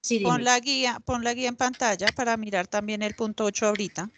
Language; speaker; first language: Spanish; native; Spanish